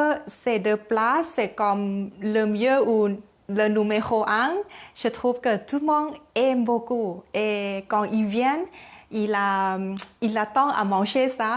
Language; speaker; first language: French; non-native, learner; Thai